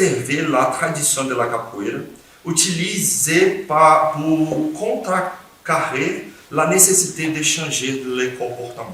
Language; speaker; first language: French; non-native, fluent; Portuguese